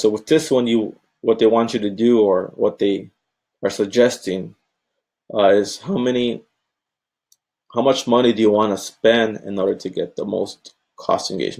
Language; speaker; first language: English; native; English